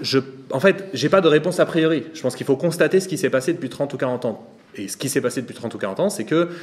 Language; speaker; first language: French; native; French